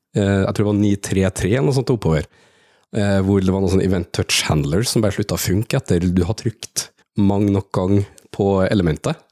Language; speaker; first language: Norwegian; native; Norwegian